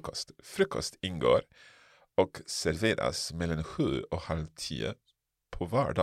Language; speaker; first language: Swedish; non-native, learner; English